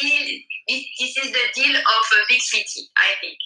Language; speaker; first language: English; non-native, learner; French